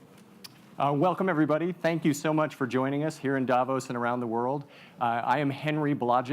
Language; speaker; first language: English; native; English